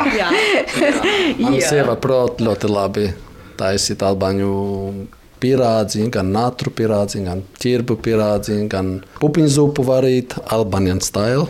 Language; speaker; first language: Latvian; non-native, fluent; Albanian